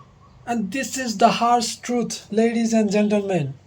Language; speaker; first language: English; non-native, local second language; Nepali